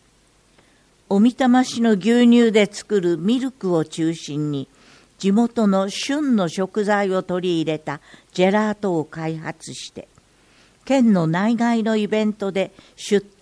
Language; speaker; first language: Japanese; native; Japanese